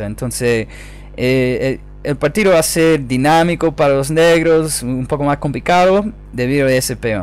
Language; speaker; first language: Spanish; non-native, fluent; English